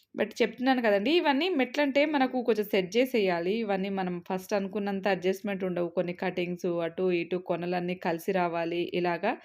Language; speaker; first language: Telugu; native; Telugu